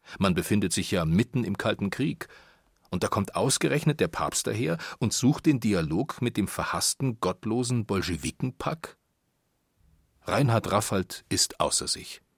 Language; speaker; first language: German; native; German